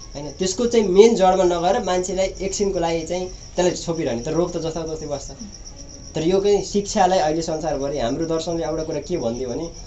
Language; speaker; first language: Nepali; native; Nepali